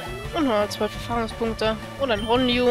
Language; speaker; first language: German; native; German